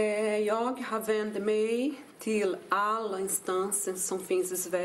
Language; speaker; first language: Swedish; non-native, fluent; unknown